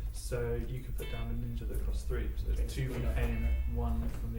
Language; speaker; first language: English; native; English